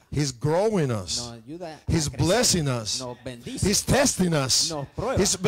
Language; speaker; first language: English; non-native, fluent; Spanish